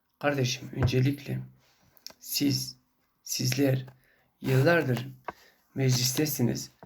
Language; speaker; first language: Turkish; non-native, local second language; Kurdish